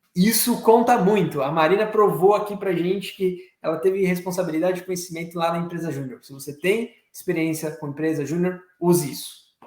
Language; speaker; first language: Portuguese; native; Portuguese